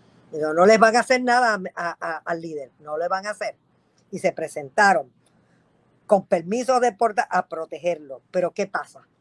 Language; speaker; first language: Spanish; native; Spanish